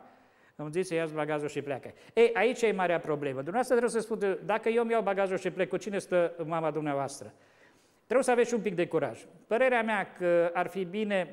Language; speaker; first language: Romanian; native; Romanian